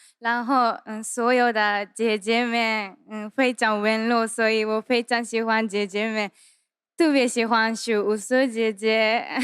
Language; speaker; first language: Chinese; non-native, learner; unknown